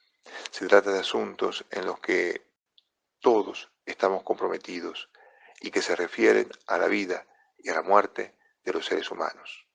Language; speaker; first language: Spanish; non-native, fluent; Italian